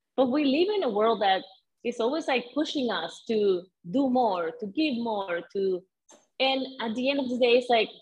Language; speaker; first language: English; non-native, fluent; Spanish